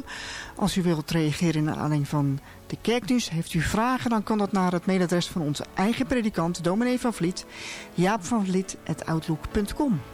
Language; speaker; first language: Dutch; native; Dutch